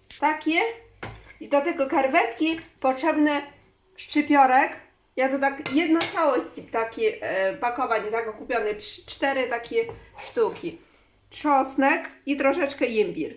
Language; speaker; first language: Polish; non-native, learner; Chinese